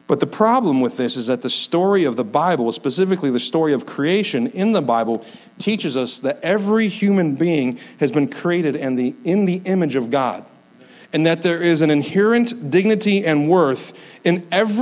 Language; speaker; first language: English; native; English